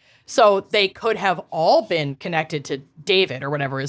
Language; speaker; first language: English; native; English